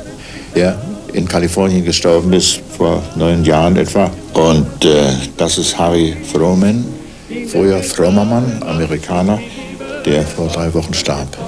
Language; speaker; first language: German; native; German